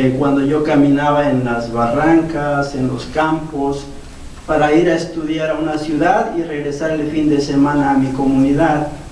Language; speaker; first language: Spanish; non-native, local second language; Nahuatl languages